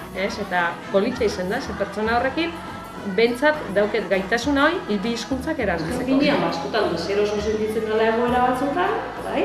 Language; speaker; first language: Basque; native; Basque